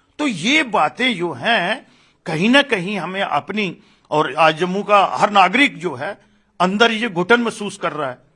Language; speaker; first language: Hindi; non-native, local second language; Dogri